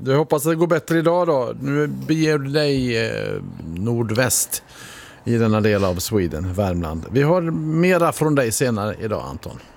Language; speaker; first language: Swedish; native; Swedish